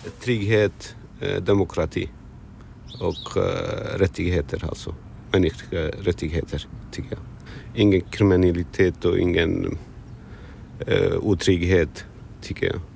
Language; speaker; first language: Swedish; non-native, fluent; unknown